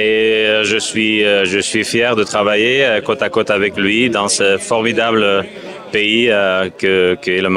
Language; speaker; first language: French; non-native, fluent; Azerbaijani